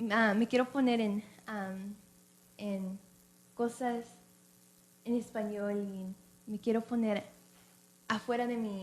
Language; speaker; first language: Spanish; early bilingual, other home language; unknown